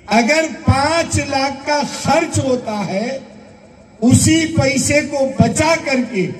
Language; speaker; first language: Hindi; non-native, local second language; Gujarati